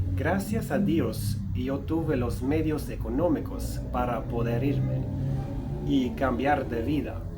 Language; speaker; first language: Spanish; non-native, fluent; Swedish